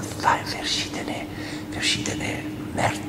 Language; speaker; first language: German; non-native, learner; Italian